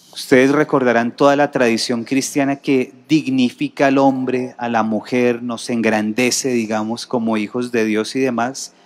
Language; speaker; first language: Spanish; native; Spanish